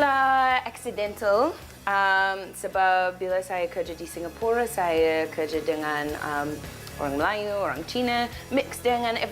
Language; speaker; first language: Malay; non-native, learner; English